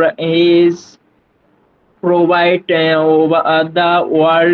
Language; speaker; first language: English; non-native, learner; Bangla